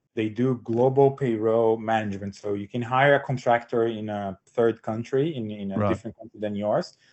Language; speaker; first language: English; non-native, fluent; Portuguese